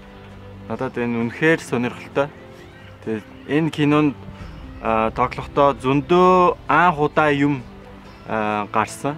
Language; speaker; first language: Mongolian; non-native, learner; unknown